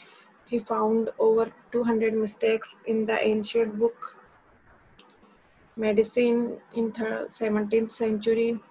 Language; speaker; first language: English; non-native, local second language; Hindi